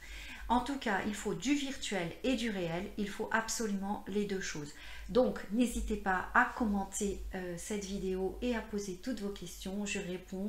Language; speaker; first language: French; native; French